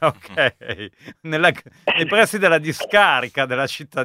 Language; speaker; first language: Italian; native; Italian